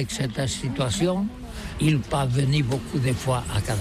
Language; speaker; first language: French; non-native, learner; Catalan